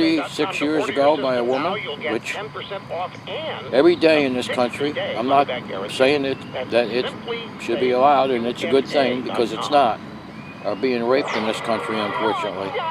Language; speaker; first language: English; native; English